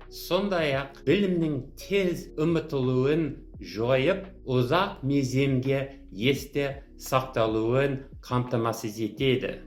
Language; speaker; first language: Kazakh; non-native, fluent; English